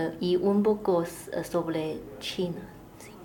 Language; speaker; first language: Spanish; non-native, learner; Chinese